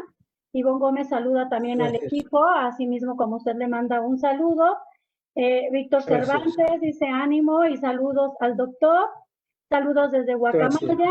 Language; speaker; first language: Spanish; native; Spanish